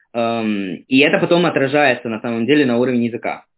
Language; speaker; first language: Russian; non-native, fluent; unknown